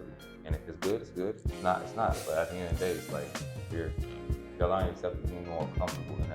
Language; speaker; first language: English; native; English